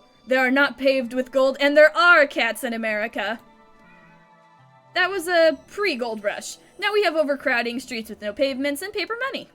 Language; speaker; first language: English; native; English